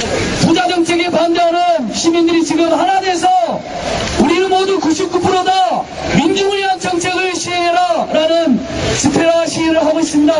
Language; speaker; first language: Korean; non-native, learner; Portuguese